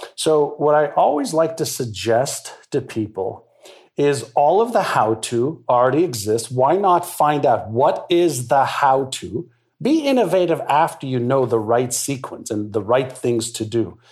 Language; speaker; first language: English; non-native, fluent; Hebrew